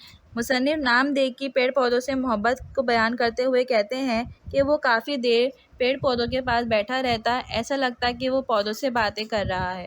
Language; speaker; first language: Urdu; native; Urdu